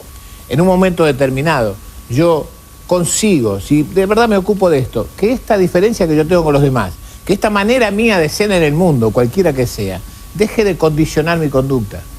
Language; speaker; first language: Spanish; native; Spanish